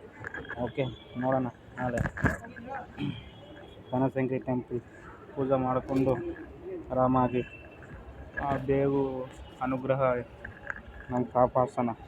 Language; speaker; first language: Kannada; non-native, learner; Telugu